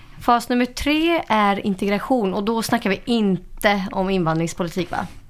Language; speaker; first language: Swedish; native; Swedish